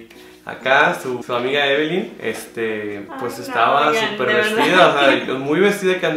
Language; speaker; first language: Spanish; native; Spanish